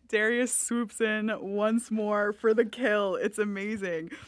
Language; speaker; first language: English; native; English